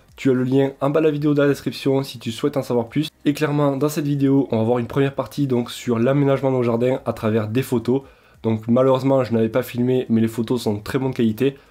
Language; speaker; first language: French; native; French